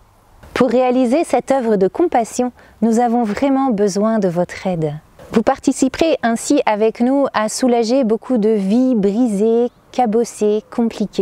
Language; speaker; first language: French; native; French